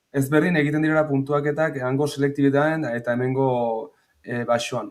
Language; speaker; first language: Basque; native; Basque